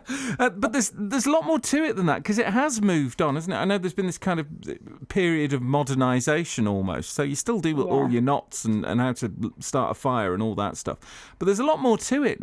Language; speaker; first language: English; native; English